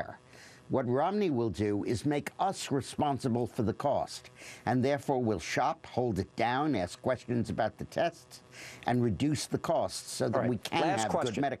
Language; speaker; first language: English; native; English